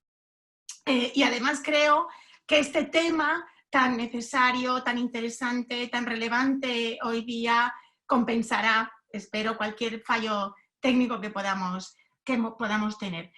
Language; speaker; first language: Spanish; native; Spanish